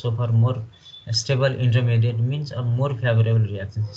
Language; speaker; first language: English; non-native, local second language; Nepali